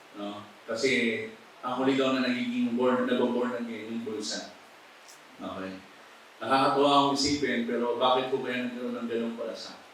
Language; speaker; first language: Filipino; native; Filipino